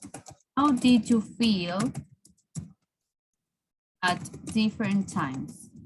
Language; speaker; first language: English; non-native, fluent; Spanish